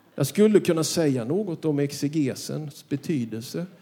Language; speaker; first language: Swedish; native; Swedish